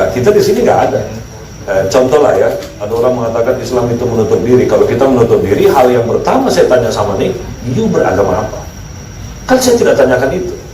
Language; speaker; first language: Indonesian; native; Indonesian